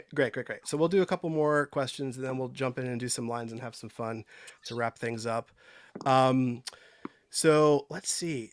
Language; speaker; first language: English; native; English